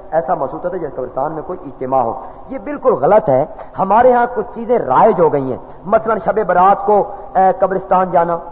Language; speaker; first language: Urdu; non-native, local second language; Punjabi